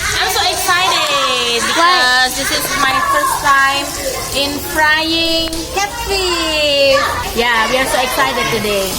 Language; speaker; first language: English; non-native, learner; Indonesian